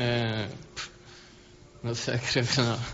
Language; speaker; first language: Spanish; non-native, learner; Swedish